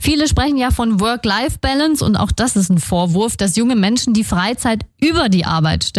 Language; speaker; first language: German; native; German